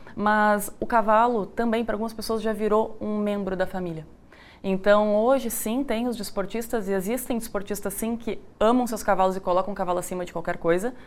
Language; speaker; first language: Portuguese; native; Portuguese